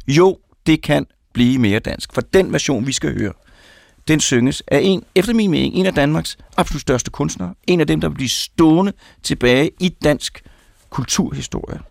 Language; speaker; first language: Danish; native; Danish